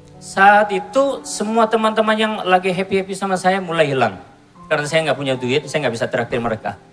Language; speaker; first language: Indonesian; non-native, fluent; Korean